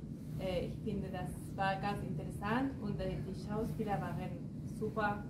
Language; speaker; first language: German; non-native, fluent; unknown